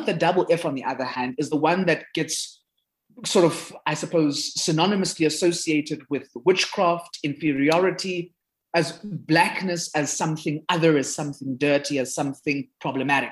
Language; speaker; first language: English; non-native, local second language; Zulu